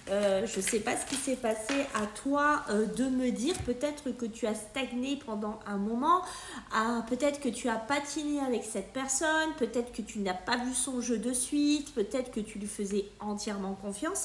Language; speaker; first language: French; native; French